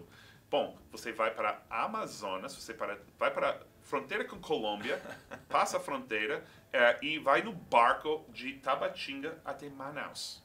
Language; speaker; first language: Portuguese; non-native, fluent; English